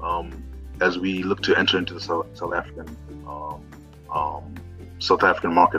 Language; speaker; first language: English; non-native, local second language; Shona